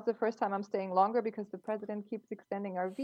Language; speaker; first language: English; non-native, fluent; German